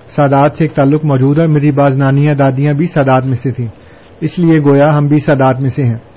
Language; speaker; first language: Urdu; non-native, local second language; Punjabi